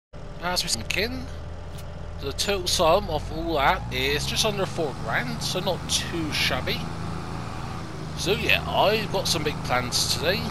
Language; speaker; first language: English; native; English